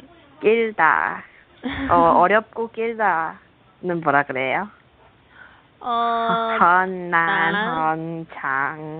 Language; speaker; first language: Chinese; non-native, learner; Korean